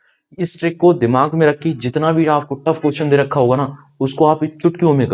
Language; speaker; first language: Hindi; native; Hindi